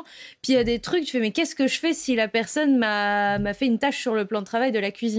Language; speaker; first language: French; native; French